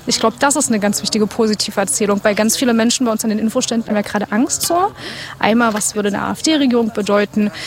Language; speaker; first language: German; native; German